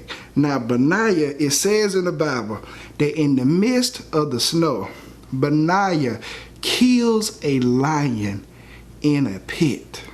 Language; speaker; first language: English; native; English